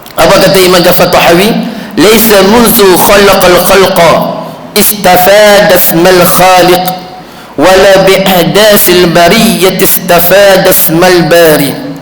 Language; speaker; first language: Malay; native; Malay